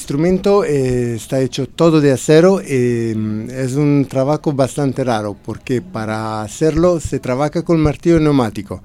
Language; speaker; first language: Spanish; non-native, fluent; Italian